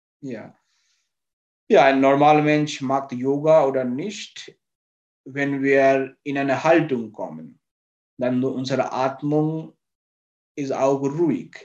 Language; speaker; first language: German; non-native, learner; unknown